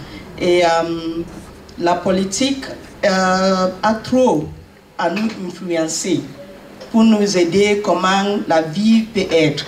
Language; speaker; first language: French; non-native, learner; English